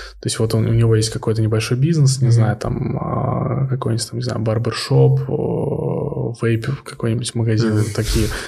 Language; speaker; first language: Russian; early bilingual, heritage; Russian